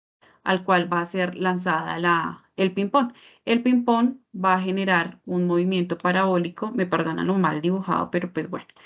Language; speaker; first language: Spanish; native; Spanish